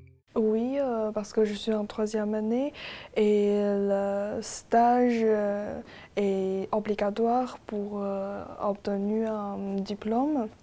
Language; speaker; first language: French; non-native, learner; Chinese